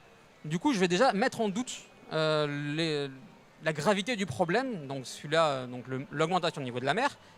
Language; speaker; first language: French; native; French